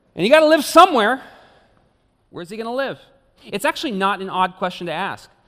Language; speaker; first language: English; native; English